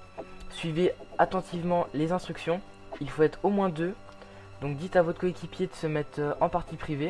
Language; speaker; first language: French; native; French